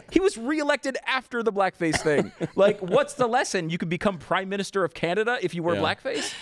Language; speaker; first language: English; native; English